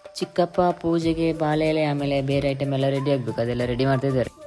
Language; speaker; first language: Kannada; non-native, local second language; Tulu